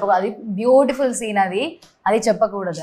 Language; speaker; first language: Telugu; non-native, learner; Malayalam